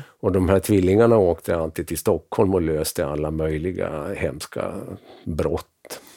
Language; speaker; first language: Swedish; native; Swedish